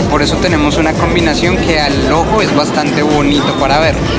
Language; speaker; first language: Spanish; native; Spanish